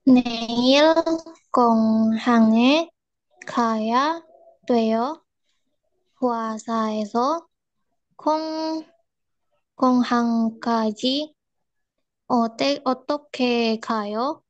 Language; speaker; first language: Korean; non-native, learner; Indonesian